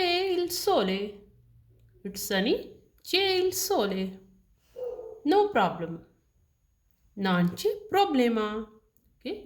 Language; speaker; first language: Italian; non-native, learner; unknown